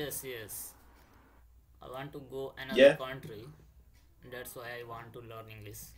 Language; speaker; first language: English; non-native, learner; Hindi